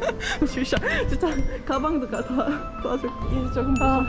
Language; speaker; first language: Korean; non-native, learner; Estonian